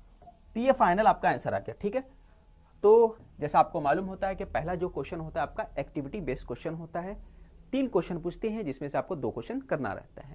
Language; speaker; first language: Hindi; native; Hindi